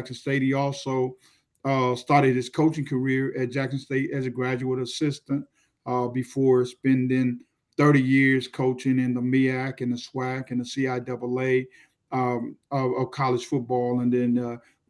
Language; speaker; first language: English; native; English